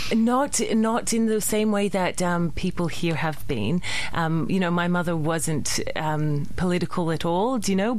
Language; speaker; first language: English; native; English